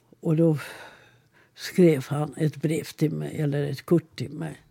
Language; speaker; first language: Swedish; non-native, fluent; Hungarian